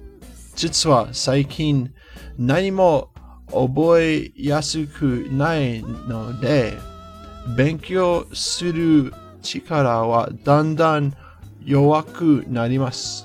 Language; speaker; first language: Japanese; non-native, learner; English